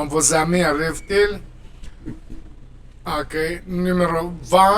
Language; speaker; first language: French; non-native, fluent; Spanish